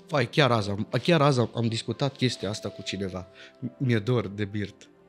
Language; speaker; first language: Romanian; early bilingual, heritage; Romanian